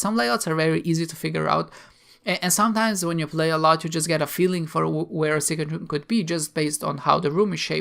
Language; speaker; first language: English; non-native, fluent; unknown